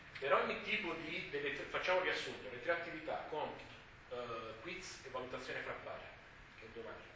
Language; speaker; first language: Italian; non-native, fluent; French